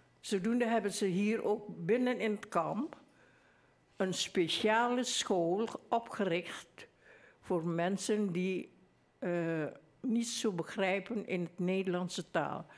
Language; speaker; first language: Dutch; early bilingual, other home language; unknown